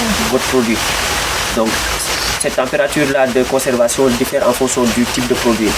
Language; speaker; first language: French; non-native, local second language; Wolof